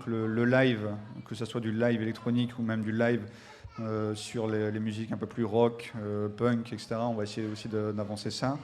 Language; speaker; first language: French; native; French